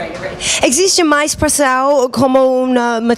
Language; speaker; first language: Portuguese; non-native, learner; English